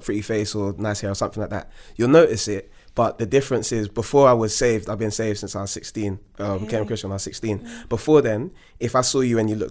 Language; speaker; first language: English; native; English